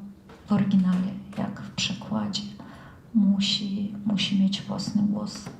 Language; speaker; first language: Polish; non-native, fluent; Russian